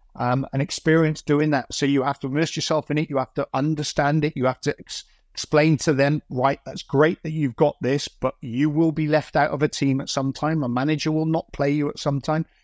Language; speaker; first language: English; native; English